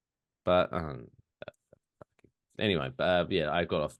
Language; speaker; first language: English; native; English